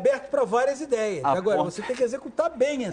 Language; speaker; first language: Portuguese; native; Portuguese